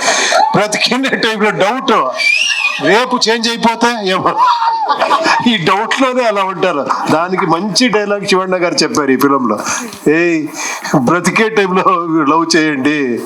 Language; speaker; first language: Telugu; non-native, local second language; Kannada